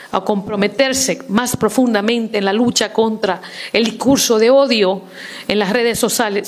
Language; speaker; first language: Spanish; early bilingual, heritage; Spanish